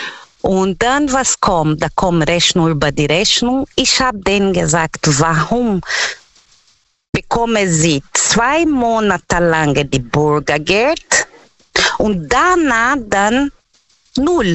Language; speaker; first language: German; non-native, learner; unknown